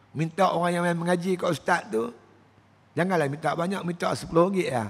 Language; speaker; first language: Malay; native; Malay